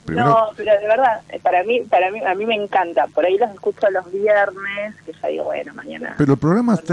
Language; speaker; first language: Spanish; native; Spanish